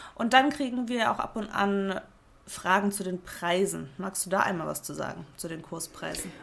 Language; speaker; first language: German; native; German